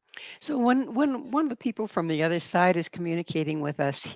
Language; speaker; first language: English; native; English